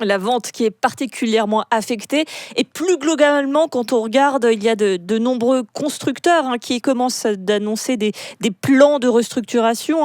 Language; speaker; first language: French; native; French